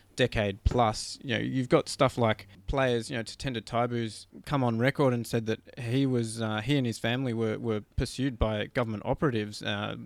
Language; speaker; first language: English; native; English